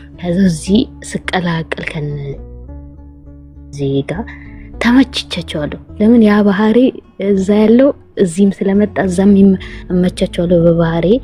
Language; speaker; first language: Amharic; native; Amharic